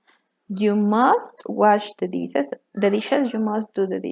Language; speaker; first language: English; non-native, learner; Spanish